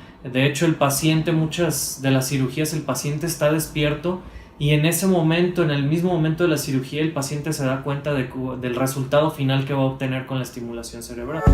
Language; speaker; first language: Spanish; native; Spanish